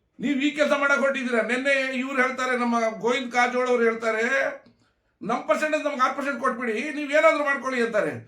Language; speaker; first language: Kannada; non-native, local second language; Lambadi